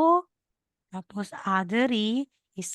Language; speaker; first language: Korean; non-native, learner; Filipino